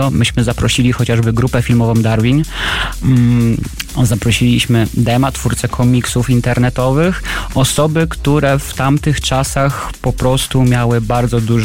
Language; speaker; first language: Polish; native; Polish